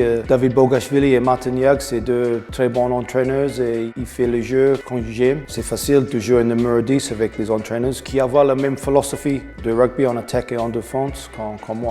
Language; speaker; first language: French; non-native, learner; English